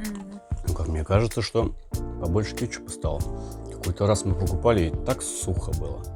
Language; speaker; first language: Russian; native; Russian